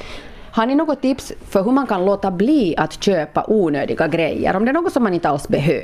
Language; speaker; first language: Swedish; native; Swedish